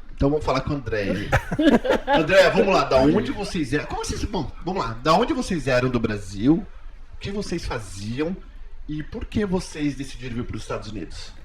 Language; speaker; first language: Portuguese; native; Portuguese